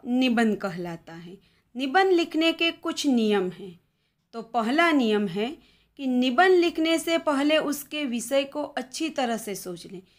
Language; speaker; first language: Hindi; non-native, local second language; Gujarati